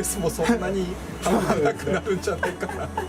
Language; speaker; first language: Japanese; native; Japanese